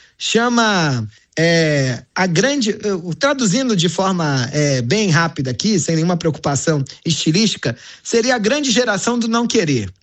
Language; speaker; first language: Portuguese; native; Portuguese